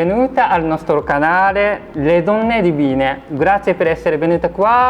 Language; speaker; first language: Italian; non-native, fluent; Japanese